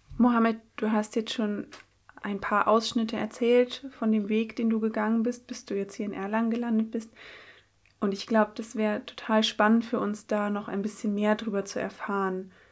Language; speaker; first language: German; native; German